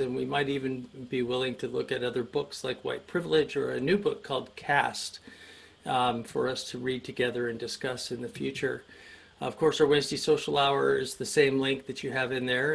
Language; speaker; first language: English; native; English